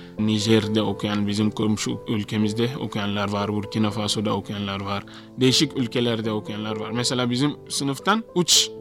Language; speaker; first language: Turkish; non-native, fluent; Hausa